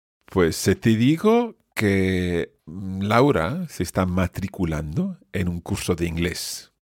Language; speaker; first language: Spanish; native; Spanish